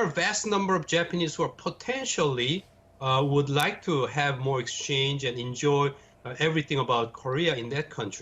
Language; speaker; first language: English; non-native, fluent; Korean